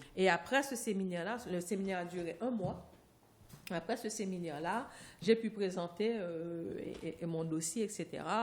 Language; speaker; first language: French; non-native, local second language; Haitian Creole